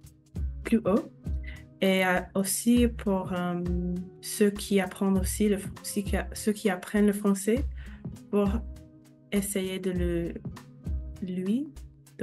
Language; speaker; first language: French; non-native, fluent; English